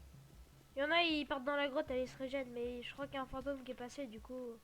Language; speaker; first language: French; native; French